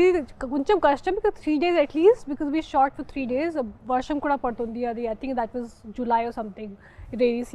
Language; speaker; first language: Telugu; non-native, fluent; Hindi